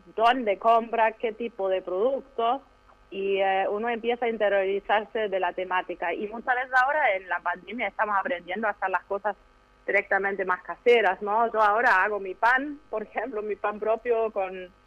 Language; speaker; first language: Spanish; non-native, fluent; German